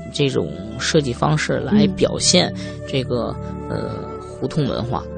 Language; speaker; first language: Chinese; native; Chinese